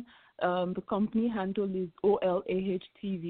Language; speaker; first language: English; non-native, local second language; Yoruba